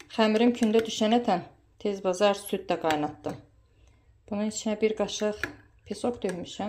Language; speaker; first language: Azerbaijani; early bilingual, heritage; Azerbaijani